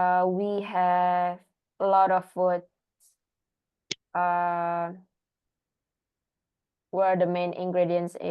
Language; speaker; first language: English; non-native, learner; Indonesian